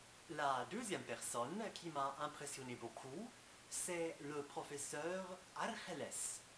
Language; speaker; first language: French; non-native, fluent; German